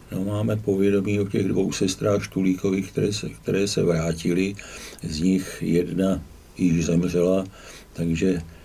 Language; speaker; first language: Czech; native; Czech